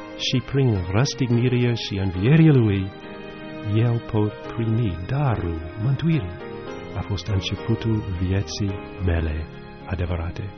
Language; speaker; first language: Romanian; non-native, fluent; English